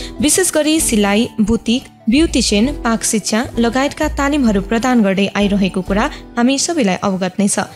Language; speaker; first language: Nepali; non-native, local second language; Newari